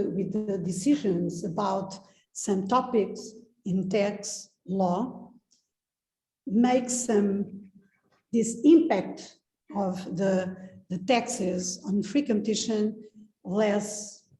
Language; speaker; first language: English; non-native, fluent; Portuguese